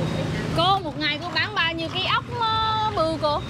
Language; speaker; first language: Vietnamese; native; Vietnamese